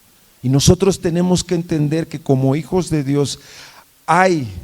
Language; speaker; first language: Spanish; native; Spanish